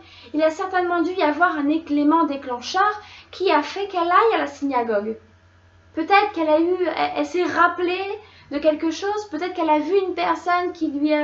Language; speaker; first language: French; native; French